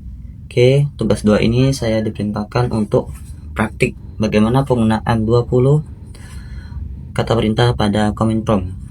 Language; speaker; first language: Indonesian; native; Indonesian